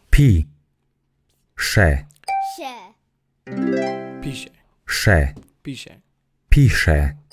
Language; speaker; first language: Polish; non-native, learner; English